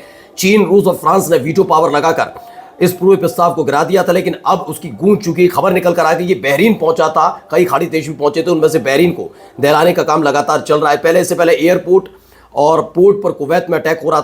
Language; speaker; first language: Hindi; native; Hindi